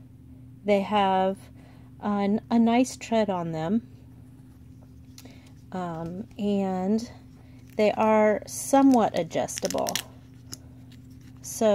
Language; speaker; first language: English; native; English